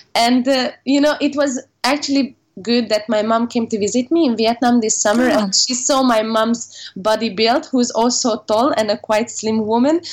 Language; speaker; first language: English; non-native, fluent; Hungarian